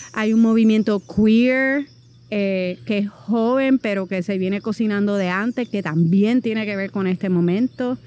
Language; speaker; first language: Spanish; native; Spanish